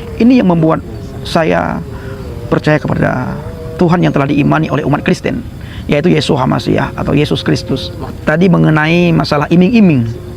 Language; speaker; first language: Indonesian; non-native, local second language; Achinese